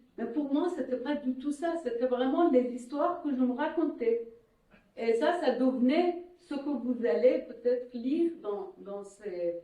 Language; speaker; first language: French; non-native, fluent; Persian